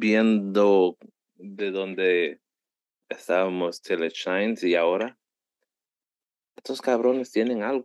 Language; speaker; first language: Spanish; early bilingual, heritage; Spanish